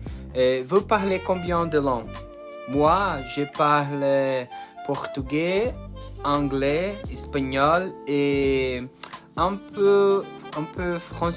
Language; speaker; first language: French; non-native, learner; Portuguese